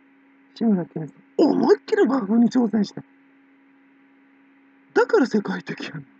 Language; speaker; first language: Japanese; native; Japanese